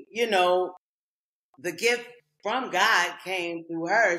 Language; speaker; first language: English; native; English